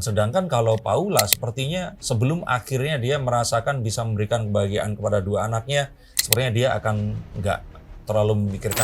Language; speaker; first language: Indonesian; native; Indonesian